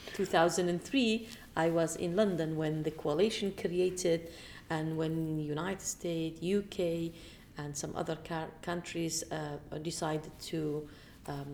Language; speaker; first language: English; non-native, fluent; Arabic